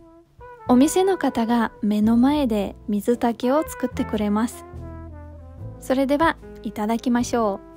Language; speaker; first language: Japanese; non-native, fluent; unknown